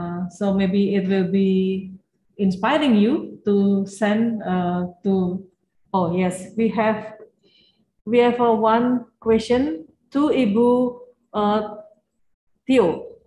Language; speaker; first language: English; non-native, fluent; Indonesian